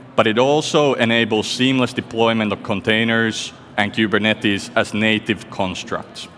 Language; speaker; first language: English; non-native, fluent; Finnish